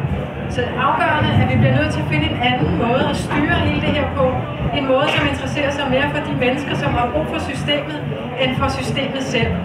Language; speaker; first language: Danish; native; Danish